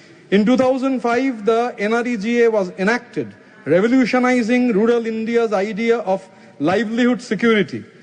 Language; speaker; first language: English; non-native, local second language; Bangla